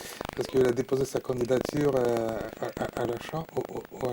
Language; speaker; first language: French; non-native, fluent; Russian